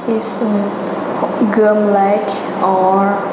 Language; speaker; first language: English; non-native, learner; Vietnamese